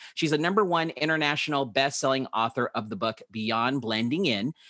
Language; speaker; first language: English; early bilingual, other home language; Filipino